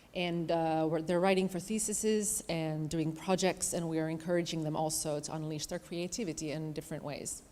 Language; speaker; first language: English; non-native, fluent; Finnish